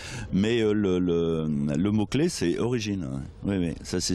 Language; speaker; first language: French; native; French